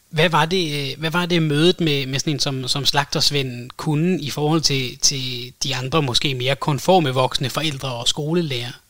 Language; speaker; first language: Danish; native; Danish